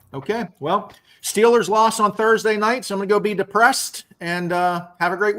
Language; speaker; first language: English; native; English